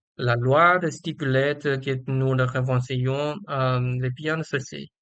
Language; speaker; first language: French; non-native, learner; Chinese